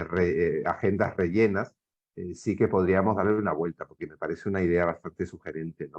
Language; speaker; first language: Spanish; native; Spanish